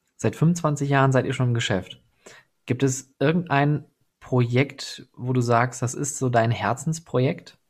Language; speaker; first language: German; native; German